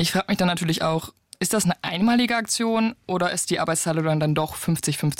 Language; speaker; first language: German; native; German